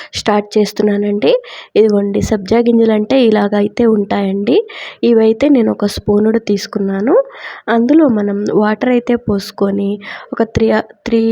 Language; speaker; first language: Telugu; native; Telugu